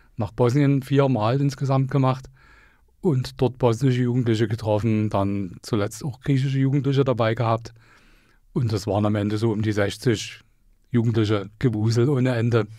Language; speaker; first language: German; native; German